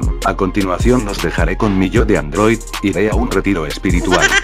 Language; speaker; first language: Spanish; native; Spanish